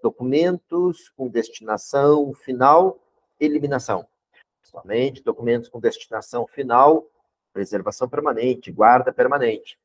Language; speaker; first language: Portuguese; native; Portuguese